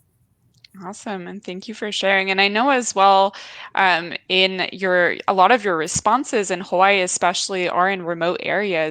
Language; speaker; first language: English; native; English